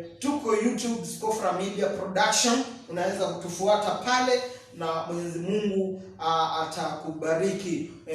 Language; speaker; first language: Swahili; non-native, local second language; Kamba